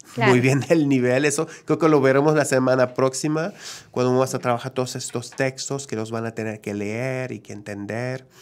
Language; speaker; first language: Spanish; non-native, fluent; French